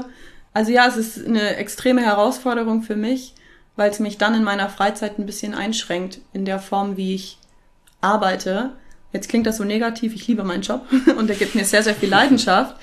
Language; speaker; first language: German; native; German